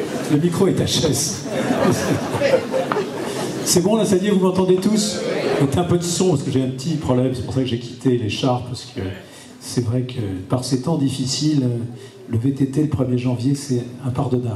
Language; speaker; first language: French; native; French